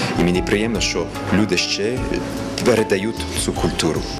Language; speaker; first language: Ukrainian; early bilingual, heritage; Ukrainian